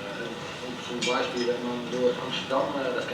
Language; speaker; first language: German; non-native, learner; Dutch